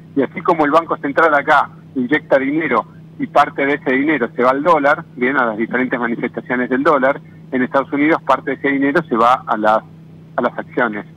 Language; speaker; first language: Spanish; native; Spanish